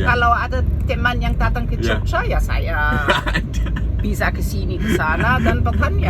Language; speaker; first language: Indonesian; non-native, fluent; German